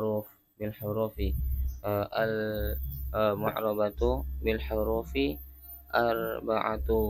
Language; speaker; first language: Arabic; non-native, fluent; Javanese